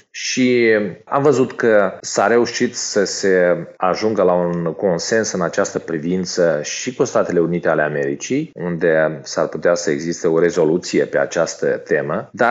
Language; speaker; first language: Romanian; native; Romanian